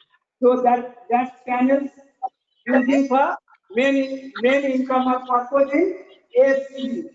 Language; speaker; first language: English; non-native, learner; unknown